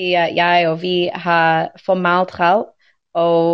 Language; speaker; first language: Norwegian; non-native, learner; English